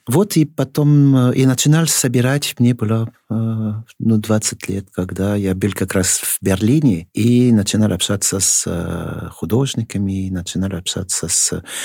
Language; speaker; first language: Russian; non-native, fluent; French